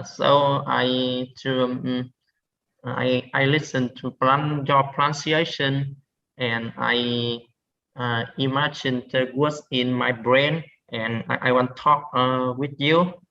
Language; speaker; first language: English; non-native, learner; Vietnamese